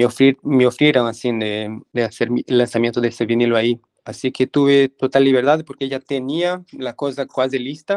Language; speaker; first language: Spanish; non-native, fluent; Portuguese